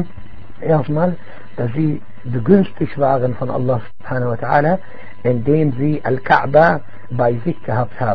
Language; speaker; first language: German; non-native, fluent; Arabic